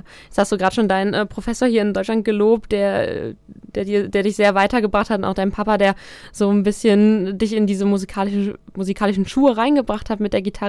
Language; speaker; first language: German; native; German